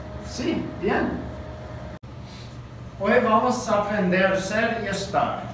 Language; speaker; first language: Spanish; non-native, learner; English